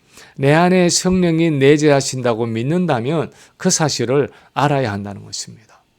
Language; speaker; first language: Korean; native; Korean